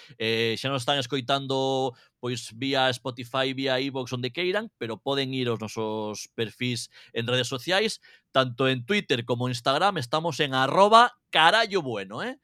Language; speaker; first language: Galician; native; Galician